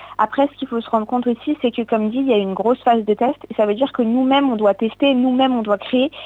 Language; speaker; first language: French; native; French